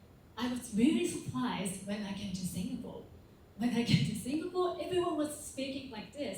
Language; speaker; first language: English; non-native, fluent; Japanese